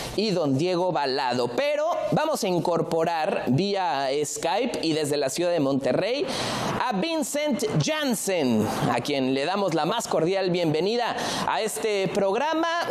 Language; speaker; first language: Spanish; native; Spanish